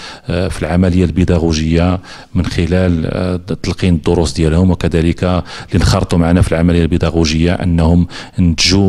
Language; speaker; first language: Arabic; native; Arabic